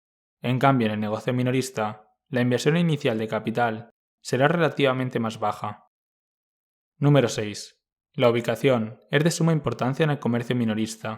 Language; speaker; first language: Spanish; native; Spanish